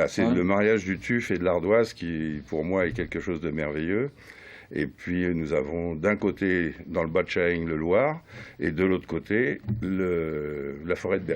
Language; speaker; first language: French; native; French